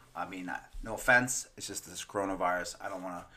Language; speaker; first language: English; native; English